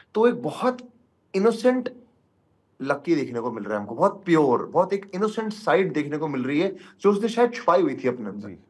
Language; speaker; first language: Hindi; native; Hindi